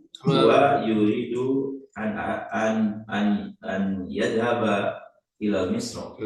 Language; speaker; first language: Arabic; non-native, learner; Indonesian